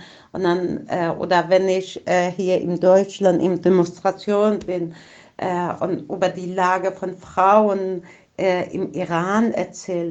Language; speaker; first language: German; non-native, fluent; Persian